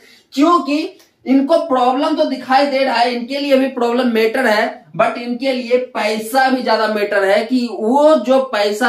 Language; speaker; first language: Hindi; native; Hindi